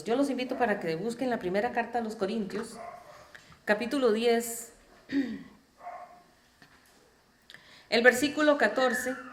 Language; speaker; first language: Spanish; native; Spanish